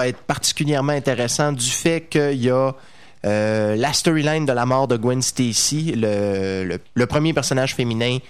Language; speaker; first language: French; native; French